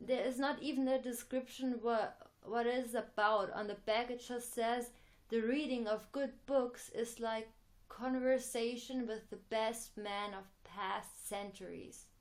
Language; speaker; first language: English; non-native, fluent; German